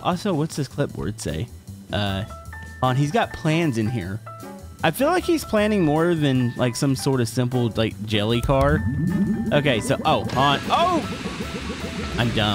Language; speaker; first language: English; native; English